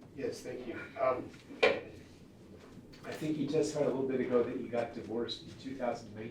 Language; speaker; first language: English; native; English